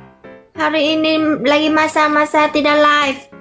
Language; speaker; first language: Indonesian; non-native, learner; Vietnamese